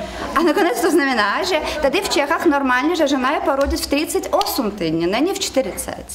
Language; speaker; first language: Czech; non-native, learner; Russian